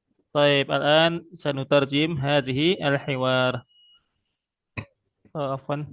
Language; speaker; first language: Arabic; non-native, fluent; Indonesian